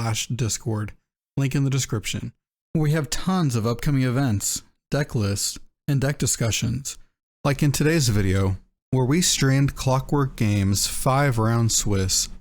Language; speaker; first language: English; native; English